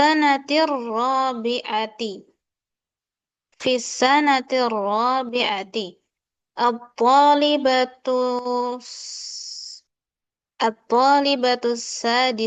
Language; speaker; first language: Arabic; non-native, fluent; Indonesian